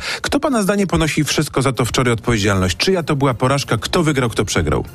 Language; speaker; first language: Polish; native; Polish